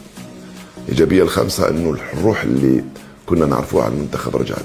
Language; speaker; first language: Arabic; native; Arabic